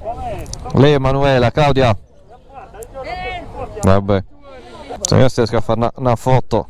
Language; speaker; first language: Italian; native; Italian